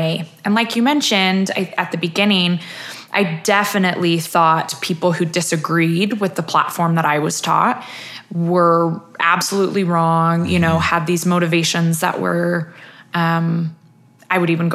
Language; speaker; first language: English; native; English